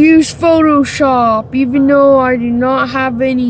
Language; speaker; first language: English; native; English